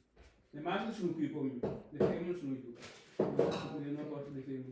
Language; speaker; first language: Italian; non-native, learner; Punjabi